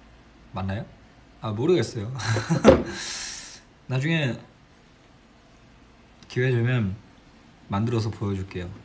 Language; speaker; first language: Korean; non-native, fluent; Chinese